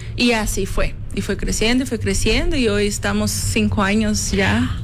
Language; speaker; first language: Spanish; non-native, fluent; Portuguese